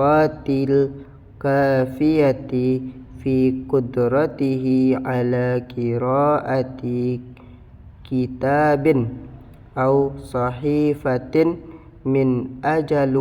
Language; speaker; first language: Arabic; non-native, learner; Indonesian